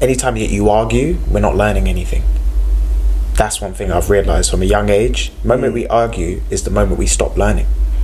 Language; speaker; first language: English; native; English